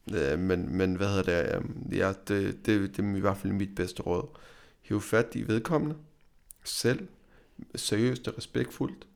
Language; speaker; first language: Danish; early bilingual, other home language; Arabic